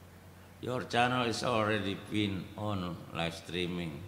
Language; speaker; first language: English; non-native, learner; Indonesian